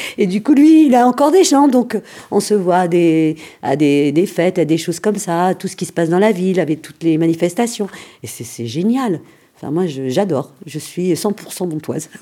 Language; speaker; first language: French; early bilingual, other home language; Arabic